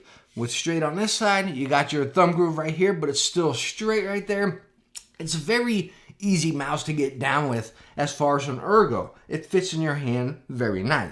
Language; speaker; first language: English; native; English